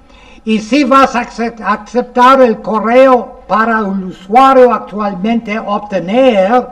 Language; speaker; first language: Spanish; non-native, fluent; English